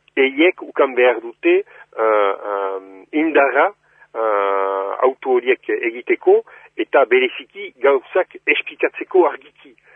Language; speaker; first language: Basque; non-native, local second language; French